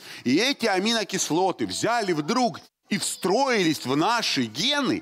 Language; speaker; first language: Russian; native; Russian